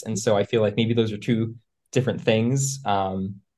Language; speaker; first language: English; native; English